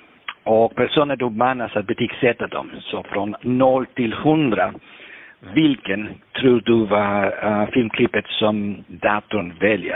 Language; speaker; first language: Swedish; non-native, fluent; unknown